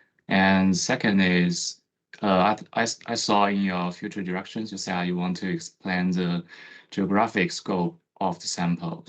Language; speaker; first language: English; non-native, fluent; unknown